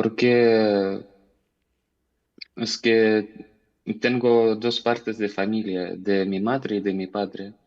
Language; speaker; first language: Spanish; non-native, learner; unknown